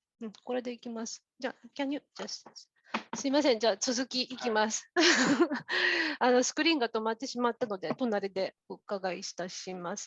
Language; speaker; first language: Japanese; native; Japanese